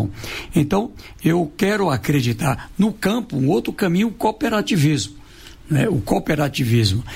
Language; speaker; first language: Portuguese; native; Portuguese